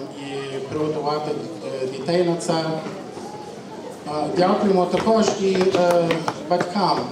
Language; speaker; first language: Ukrainian; early bilingual, heritage; Ukrainian